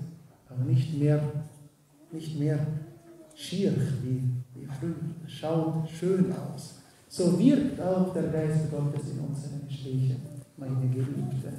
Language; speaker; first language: German; non-native, fluent; Arabic